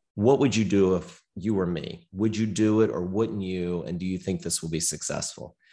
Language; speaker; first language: English; native; English